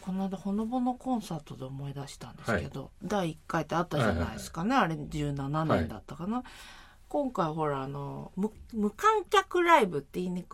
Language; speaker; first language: Japanese; native; Japanese